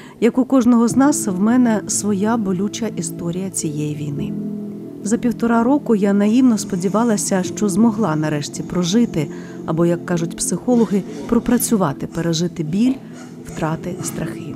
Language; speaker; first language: Ukrainian; native; Ukrainian